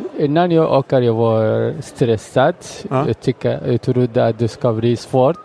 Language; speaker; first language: Swedish; non-native, learner; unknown